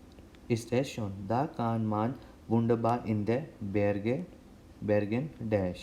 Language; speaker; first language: German; non-native, learner; Hindi